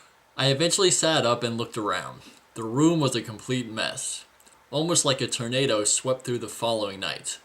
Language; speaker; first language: English; native; English